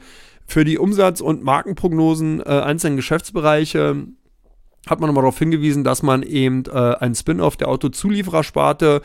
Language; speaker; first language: German; native; German